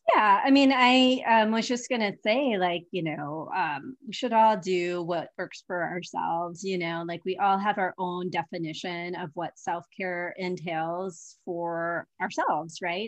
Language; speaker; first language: English; early bilingual, other home language; Hindi